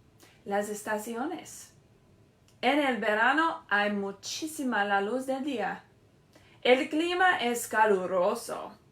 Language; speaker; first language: Spanish; non-native, learner; English